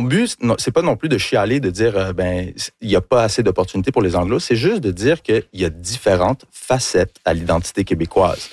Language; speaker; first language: French; early bilingual, other home language; English